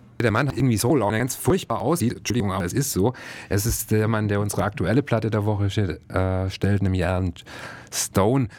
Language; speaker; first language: German; native; German